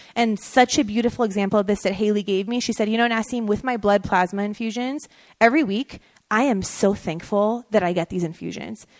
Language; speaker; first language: English; early bilingual, other home language; Persian